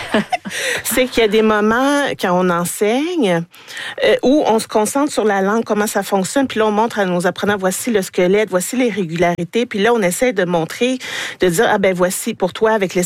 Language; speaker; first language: French; native; French